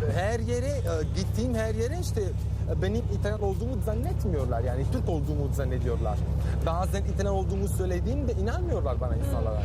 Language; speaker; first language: Turkish; non-native, fluent; Italian